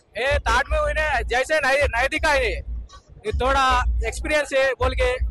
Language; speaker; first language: Hindi; non-native, local second language; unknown